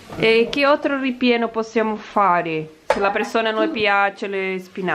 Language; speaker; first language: Italian; non-native, learner; Portuguese